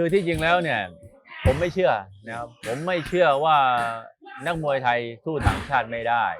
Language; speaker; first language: Thai; native; Thai